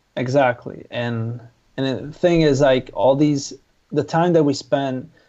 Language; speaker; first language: English; non-native, fluent; Italian